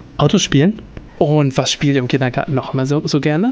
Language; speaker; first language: German; native; German